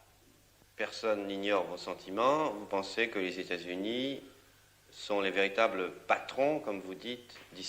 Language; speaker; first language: French; native; French